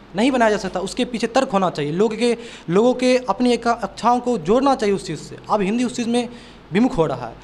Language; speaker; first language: Hindi; non-native, local second language; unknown